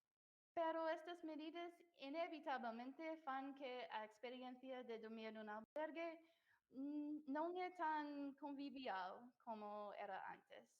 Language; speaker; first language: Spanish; non-native, fluent; English